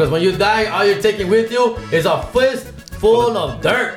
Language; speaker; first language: English; native; English